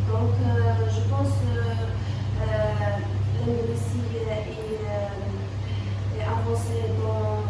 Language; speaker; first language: French; non-native, local second language; Arabic